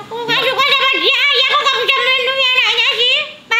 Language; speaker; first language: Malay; non-native, local second language; Javanese